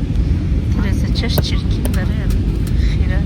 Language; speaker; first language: Russian; non-native, local second language; Tajik